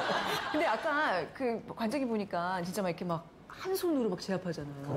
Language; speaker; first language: Korean; native; Korean